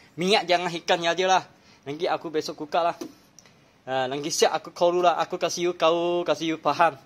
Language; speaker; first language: Malay; non-native, local second language; Chinese